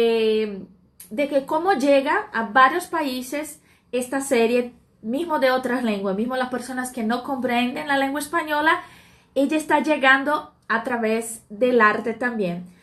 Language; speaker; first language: Spanish; non-native, fluent; Portuguese